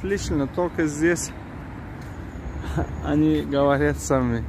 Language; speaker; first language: Russian; non-native, learner; Azerbaijani